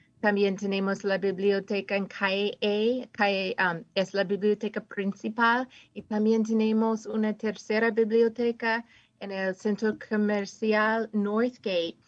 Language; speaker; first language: Spanish; non-native, fluent; English